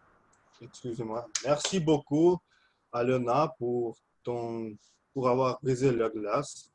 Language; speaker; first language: French; non-native, fluent; Russian